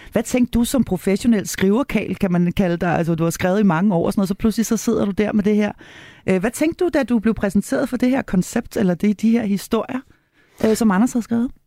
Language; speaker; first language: Danish; native; Danish